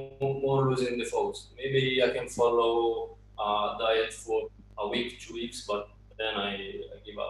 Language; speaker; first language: English; non-native, learner; Italian